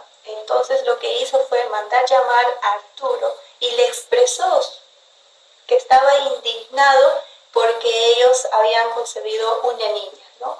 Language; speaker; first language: Spanish; native; Spanish